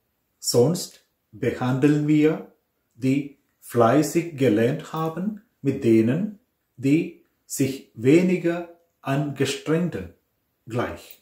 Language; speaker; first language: German; non-native, fluent; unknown